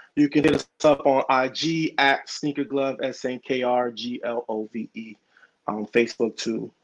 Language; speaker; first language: English; early bilingual, other home language; Spanish